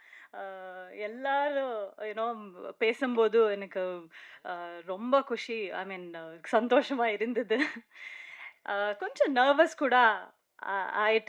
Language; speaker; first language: Tamil; non-native, learner; Kannada